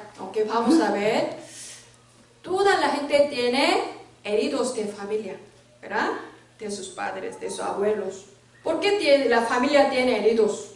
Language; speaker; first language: Spanish; non-native, learner; Korean